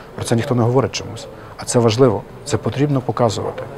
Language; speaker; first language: Ukrainian; native; Ukrainian